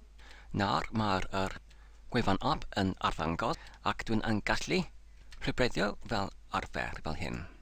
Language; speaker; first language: Welsh; non-native, learner; English